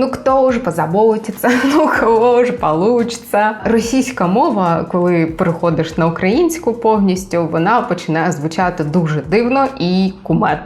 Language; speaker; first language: Ukrainian; native; Ukrainian